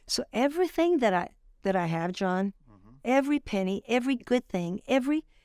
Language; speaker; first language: English; non-native, fluent; French